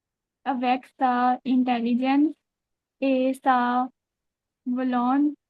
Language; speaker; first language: French; non-native, learner; Hindi